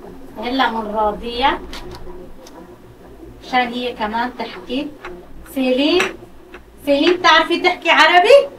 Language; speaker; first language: Arabic; non-native, local second language; Kurdish